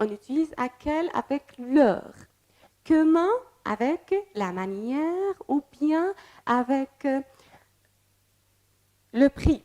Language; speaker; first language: French; non-native, fluent; Arabic